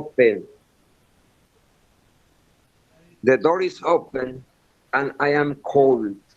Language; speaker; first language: English; non-native, learner; Spanish